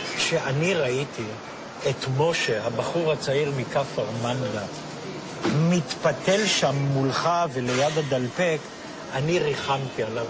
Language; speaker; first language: Hebrew; native; Hebrew